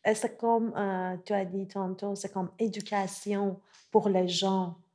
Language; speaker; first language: French; non-native, learner; Persian